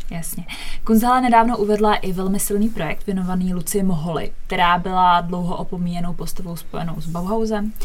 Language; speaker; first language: Czech; native; Czech